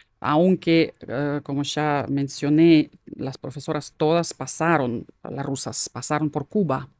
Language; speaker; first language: Spanish; non-native, fluent; Russian